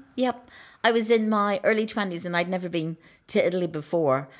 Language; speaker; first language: English; native; English